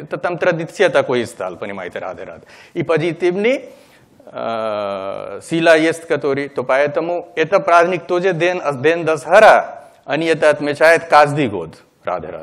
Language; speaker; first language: Russian; non-native, learner; Hindi